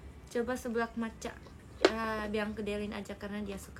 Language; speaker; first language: Indonesian; native; Indonesian